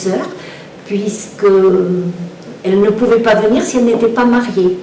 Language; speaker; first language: French; early bilingual, other home language; Italian